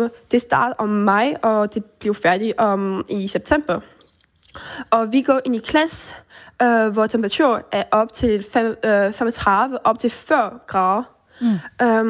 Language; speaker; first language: Danish; early bilingual, heritage; French